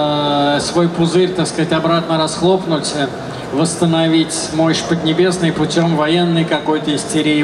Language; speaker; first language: Russian; native; Russian